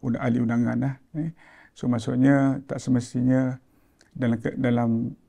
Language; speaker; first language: Malay; native; Malay